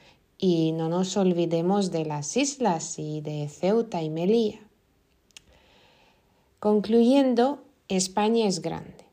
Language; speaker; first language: Spanish; non-native, fluent; Lithuanian